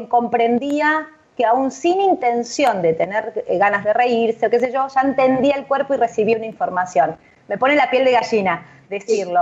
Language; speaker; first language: Spanish; native; Spanish